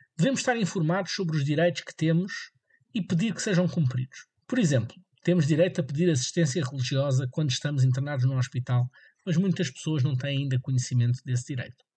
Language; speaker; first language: Portuguese; native; Portuguese